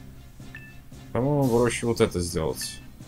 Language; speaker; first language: Russian; native; Russian